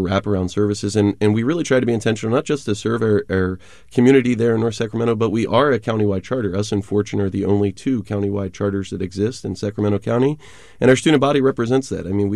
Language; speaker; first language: English; native; English